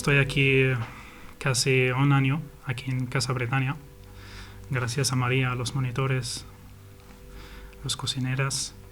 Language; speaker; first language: Spanish; non-native, learner; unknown